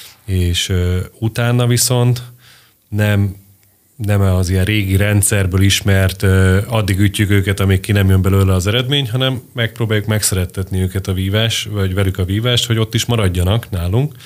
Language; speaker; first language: Hungarian; native; Hungarian